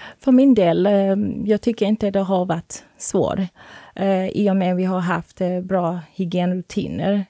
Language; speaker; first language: Swedish; non-native, fluent; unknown